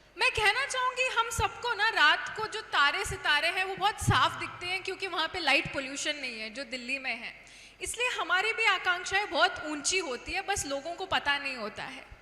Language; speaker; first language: Hindi; non-native, local second language; Kannada